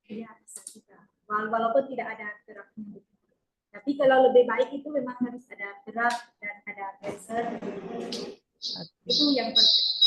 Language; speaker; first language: Indonesian; non-native, learner; Thai